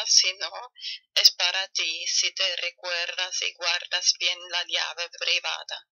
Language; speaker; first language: Spanish; non-native, fluent; German